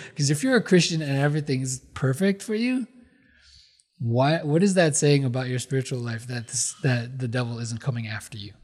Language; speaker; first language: English; early bilingual, other home language; Filipino